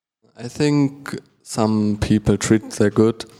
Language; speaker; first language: English; non-native, learner; German